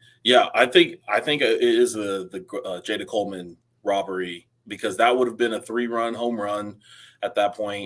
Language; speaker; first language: English; native; English